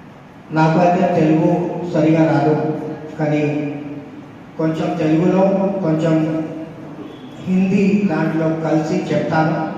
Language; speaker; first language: Telugu; non-native, local second language; Urdu